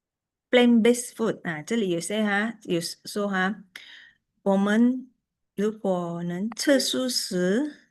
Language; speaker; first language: Chinese; early bilingual, heritage; Chinese